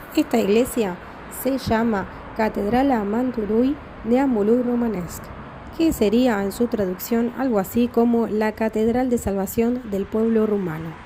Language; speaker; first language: Spanish; native; Spanish